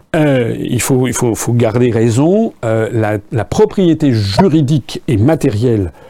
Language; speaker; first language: French; native; French